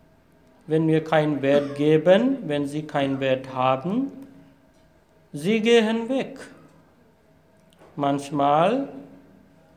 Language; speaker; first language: German; non-native, fluent; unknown